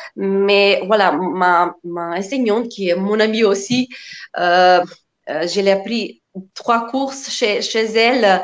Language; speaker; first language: French; non-native, learner; Macedonian